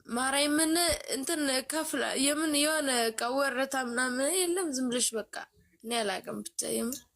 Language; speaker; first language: Amharic; native; Amharic